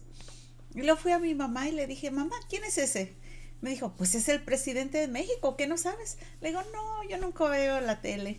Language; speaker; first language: Spanish; native; Spanish